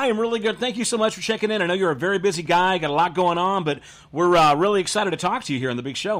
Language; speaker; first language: English; native; English